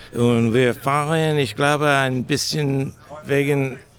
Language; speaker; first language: German; non-native, learner; English